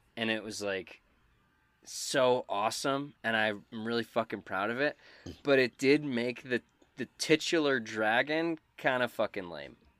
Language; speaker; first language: English; native; English